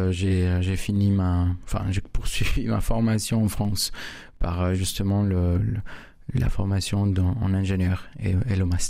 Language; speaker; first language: French; non-native, fluent; Spanish